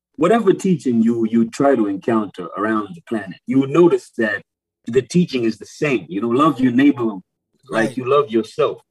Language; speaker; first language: English; non-native, local second language; Nyanja